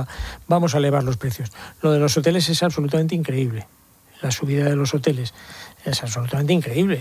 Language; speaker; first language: Spanish; native; Spanish